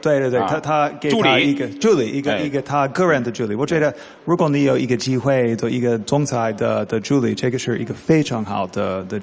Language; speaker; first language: Chinese; non-native, learner; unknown